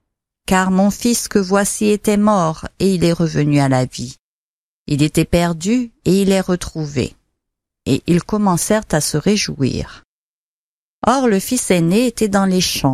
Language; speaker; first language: French; native; French